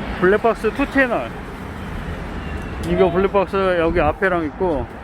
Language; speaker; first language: Korean; native; Korean